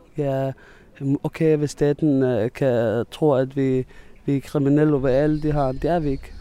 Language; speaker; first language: Danish; non-native, fluent; Arabic